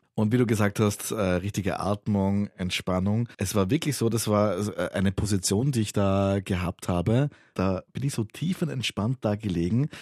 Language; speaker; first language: German; native; German